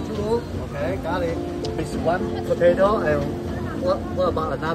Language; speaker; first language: English; non-native, learner; Chinese